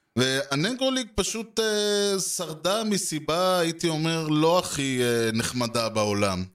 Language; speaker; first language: Hebrew; native; Hebrew